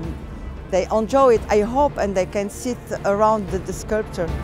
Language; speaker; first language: English; non-native, learner; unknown